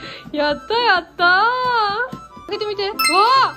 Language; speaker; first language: Japanese; native; Japanese